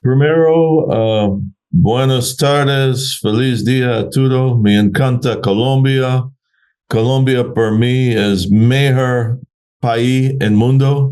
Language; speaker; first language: Spanish; non-native, learner; English